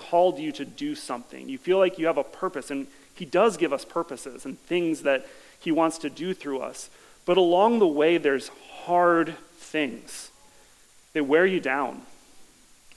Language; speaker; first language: English; native; English